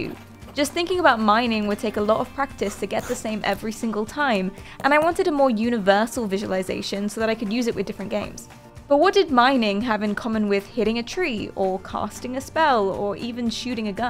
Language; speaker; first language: English; native; English